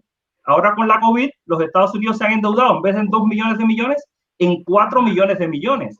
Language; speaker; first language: Spanish; native; Spanish